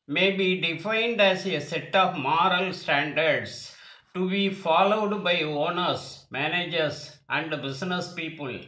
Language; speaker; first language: English; non-native, local second language; Tamil